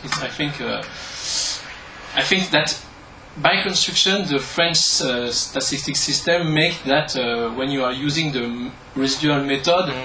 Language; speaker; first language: English; non-native, learner; French